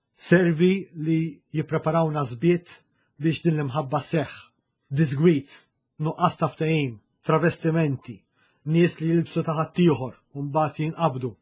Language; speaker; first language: Maltese; native; Maltese